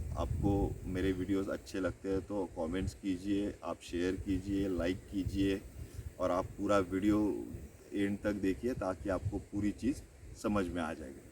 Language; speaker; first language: Hindi; non-native, local second language; Marathi